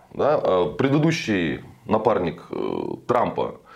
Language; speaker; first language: Russian; native; Russian